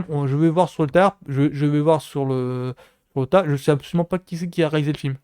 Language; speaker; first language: French; native; French